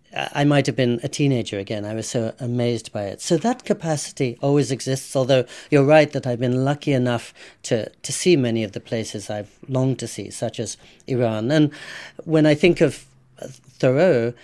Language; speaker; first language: English; native; English